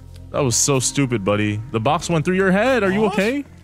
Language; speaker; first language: English; native; English